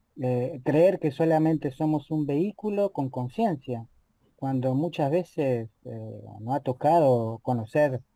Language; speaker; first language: Spanish; native; Spanish